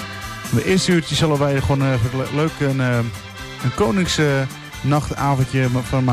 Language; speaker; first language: Dutch; native; Dutch